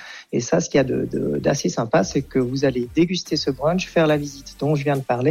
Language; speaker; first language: French; native; French